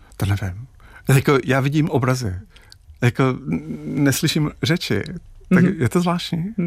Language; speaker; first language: Czech; non-native, fluent; English